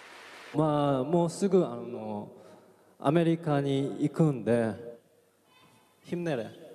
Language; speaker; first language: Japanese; non-native, fluent; Korean